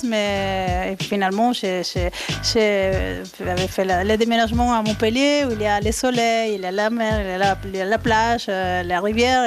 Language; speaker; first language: French; non-native, fluent; Spanish